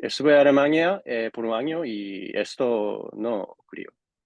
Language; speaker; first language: Spanish; non-native, fluent; Japanese